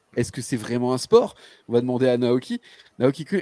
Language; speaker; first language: French; native; French